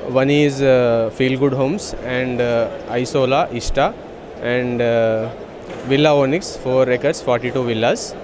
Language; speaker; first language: English; non-native, local second language; Telugu